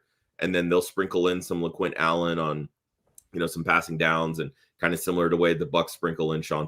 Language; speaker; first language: English; native; English